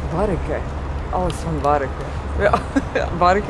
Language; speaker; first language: Dutch; non-native, learner; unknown